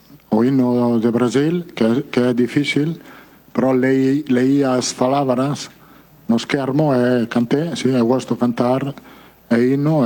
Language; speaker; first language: Portuguese; non-native, fluent; Italian